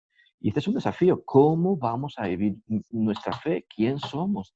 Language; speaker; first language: Spanish; native; Spanish